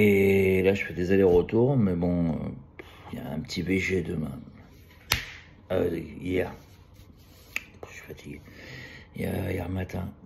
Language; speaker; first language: French; native; French